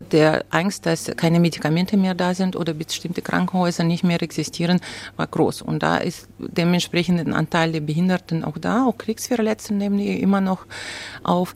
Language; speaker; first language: German; non-native, fluent; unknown